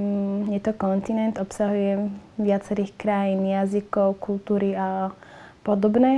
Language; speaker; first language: Slovak; non-native, learner; Somali